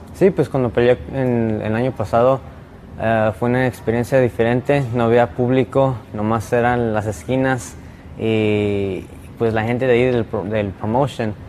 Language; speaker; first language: Spanish; early bilingual, heritage; Spanish